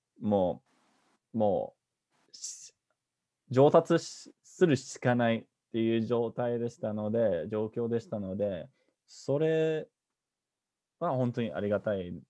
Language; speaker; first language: Japanese; non-native, fluent; English